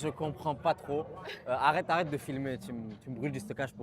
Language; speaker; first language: French; native; French